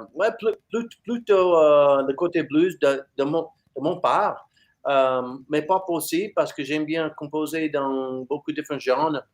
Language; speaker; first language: French; non-native, fluent; English